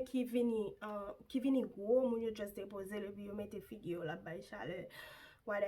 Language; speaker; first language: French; non-native, local second language; Haitian Creole